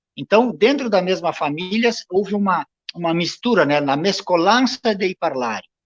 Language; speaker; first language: Portuguese; non-native, local second language; Venetian